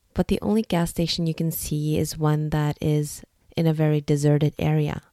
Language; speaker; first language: English; non-native, fluent; Norwegian